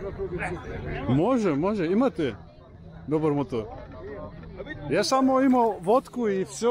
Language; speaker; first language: Serbian; non-native, learner; Russian